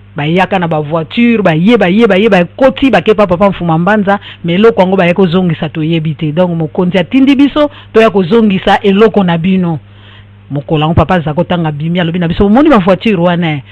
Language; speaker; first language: Lingala; non-native, local second language; Kongo